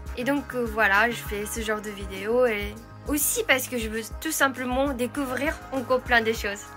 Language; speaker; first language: French; non-native, fluent; Japanese